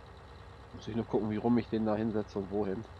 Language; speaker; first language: German; native; German